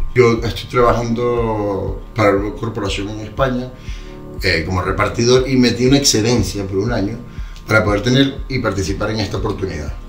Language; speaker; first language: Spanish; native; Spanish